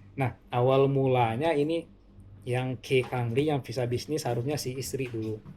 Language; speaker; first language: Indonesian; non-native, local second language; Minangkabau